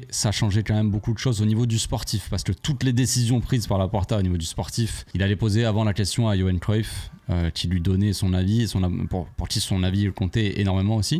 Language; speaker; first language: French; native; French